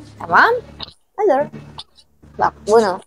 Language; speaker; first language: Turkish; non-native, learner; Indonesian